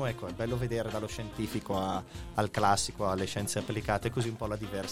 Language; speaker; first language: Italian; native; Italian